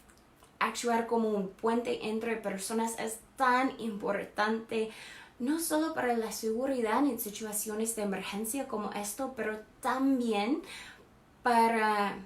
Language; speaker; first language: Spanish; non-native, fluent; English